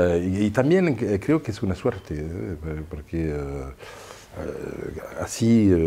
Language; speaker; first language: Spanish; non-native, fluent; French